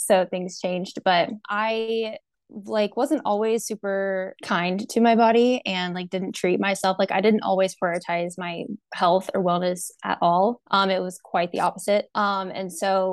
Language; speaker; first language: English; native; English